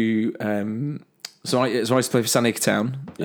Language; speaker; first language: English; native; English